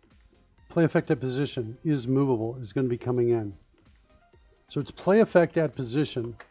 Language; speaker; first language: English; native; English